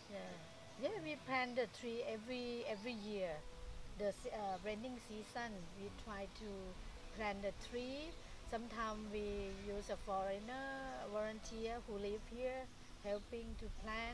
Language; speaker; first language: English; non-native, fluent; Thai